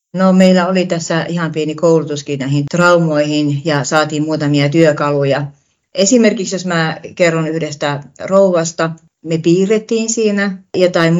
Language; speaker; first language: Finnish; native; Finnish